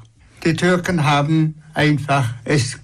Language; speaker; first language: German; non-native, fluent; Tuvinian